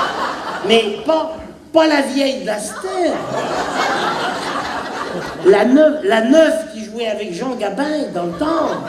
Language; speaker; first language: French; native; French